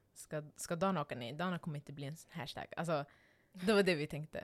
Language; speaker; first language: Swedish; non-native, local second language; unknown